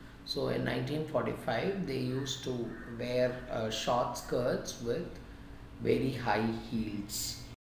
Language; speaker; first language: English; non-native, local second language; Tamil